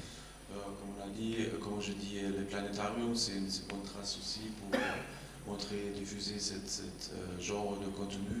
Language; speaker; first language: French; non-native, fluent; German